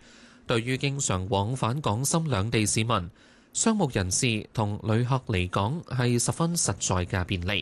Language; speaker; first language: Chinese; non-native, local second language; Cantonese